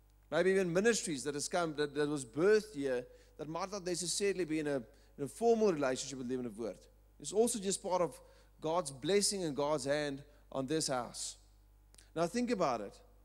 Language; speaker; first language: English; non-native, local second language; Afrikaans